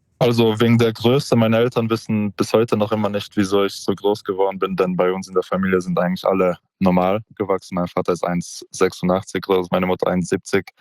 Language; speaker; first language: German; non-native, local second language; Polish